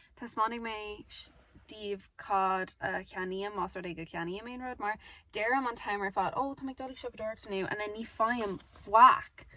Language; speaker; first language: Irish; non-native, local second language; English